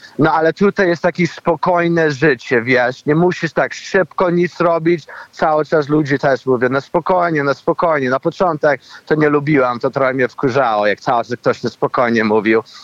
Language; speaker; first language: Polish; early bilingual, heritage; Polish